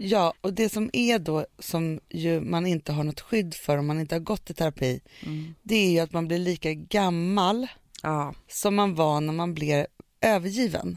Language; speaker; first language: Swedish; native; Swedish